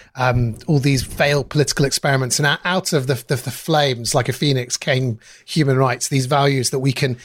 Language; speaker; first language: English; native; English